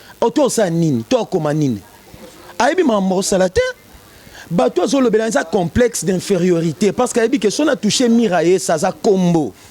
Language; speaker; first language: Lingala; native; Lingala